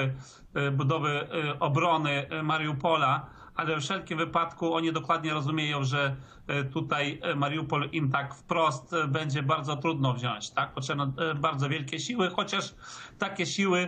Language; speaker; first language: Polish; early bilingual, heritage; Polish